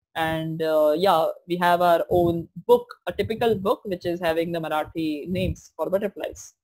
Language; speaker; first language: English; non-native, local second language; Marathi